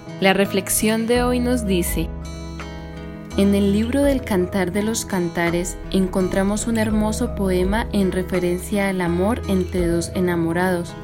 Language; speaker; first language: Spanish; native; Spanish